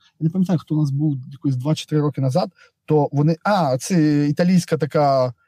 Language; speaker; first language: Ukrainian; native; Ukrainian